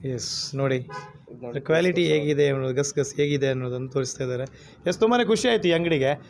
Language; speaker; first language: Kannada; non-native, local second language; Tulu